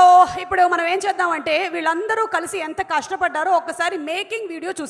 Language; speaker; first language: Telugu; native; Telugu